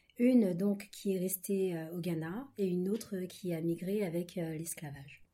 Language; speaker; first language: French; native; French